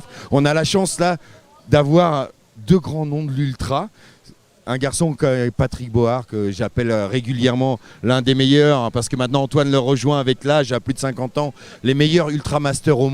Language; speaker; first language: French; native; French